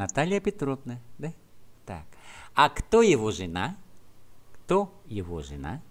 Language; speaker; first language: Russian; non-native, fluent; Vietnamese